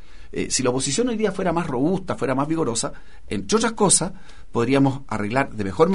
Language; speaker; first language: Spanish; native; Spanish